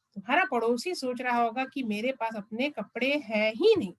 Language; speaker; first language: Hindi; non-native, local second language; Malayalam